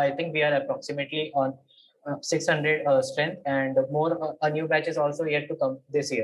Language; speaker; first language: English; non-native, local second language; Hindi